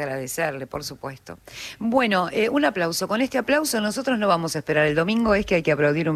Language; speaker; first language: Spanish; native; Spanish